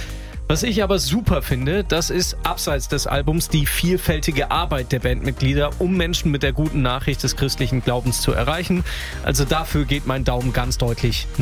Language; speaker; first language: German; native; German